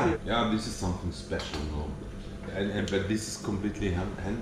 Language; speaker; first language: English; non-native, fluent; German